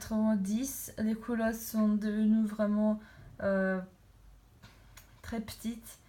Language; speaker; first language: French; non-native, learner; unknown